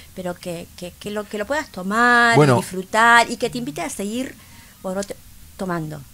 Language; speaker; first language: Spanish; native; Spanish